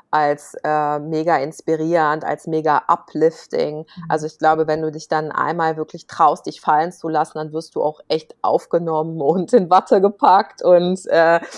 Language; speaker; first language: German; native; German